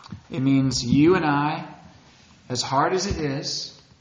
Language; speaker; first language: English; native; English